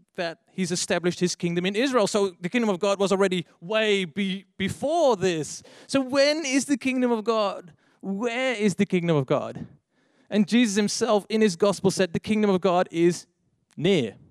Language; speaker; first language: English; non-native, fluent; Dutch